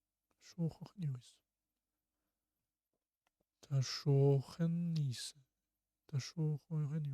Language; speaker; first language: Chinese; non-native, learner; Russian